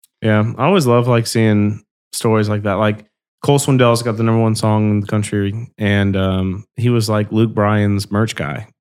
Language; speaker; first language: English; native; English